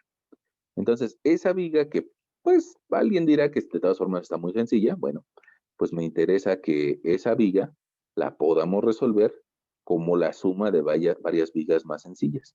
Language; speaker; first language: Spanish; native; Spanish